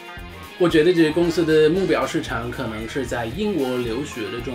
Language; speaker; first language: Chinese; non-native, fluent; English